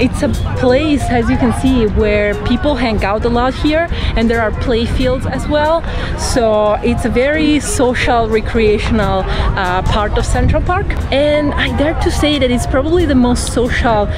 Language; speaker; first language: English; non-native, fluent; Italian